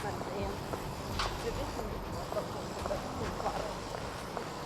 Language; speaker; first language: German; non-native, fluent; Ukrainian